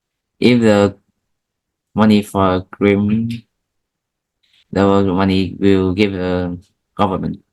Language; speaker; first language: English; non-native, learner; Vietnamese